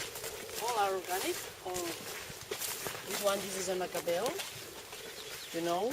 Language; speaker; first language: English; non-native, learner; Catalan